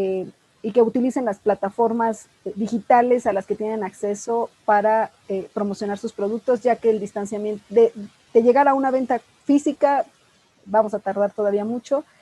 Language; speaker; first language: Spanish; native; Spanish